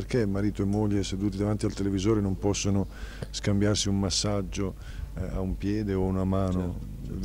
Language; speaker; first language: Italian; native; Italian